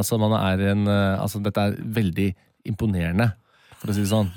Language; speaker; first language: Norwegian; native; Norwegian